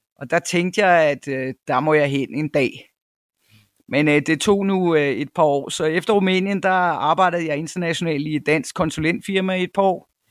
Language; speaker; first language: Danish; native; Danish